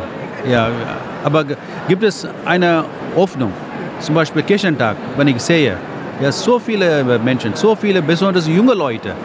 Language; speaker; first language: German; non-native, fluent; Tamil